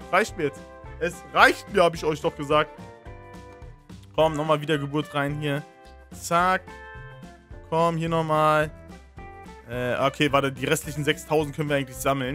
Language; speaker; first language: German; native; German